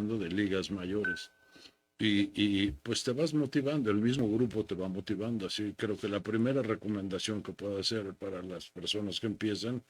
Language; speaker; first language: Spanish; native; Spanish